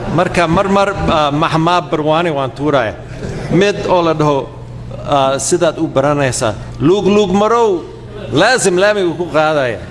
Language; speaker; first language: Somali; non-native, fluent; English